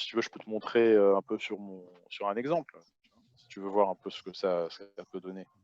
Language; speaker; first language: French; native; French